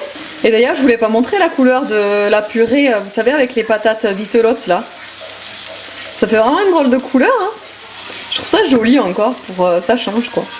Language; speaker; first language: French; native; French